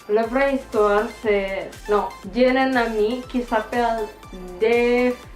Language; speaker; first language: French; non-native, learner; Indonesian